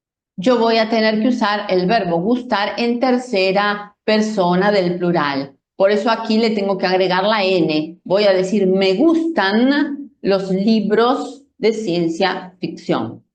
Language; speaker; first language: Spanish; non-native, fluent; Portuguese